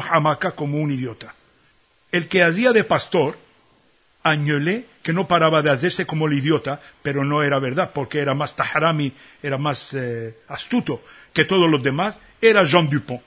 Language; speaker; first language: Spanish; early bilingual, heritage; Ladino